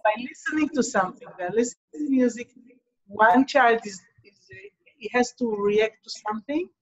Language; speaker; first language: English; non-native, fluent; Hebrew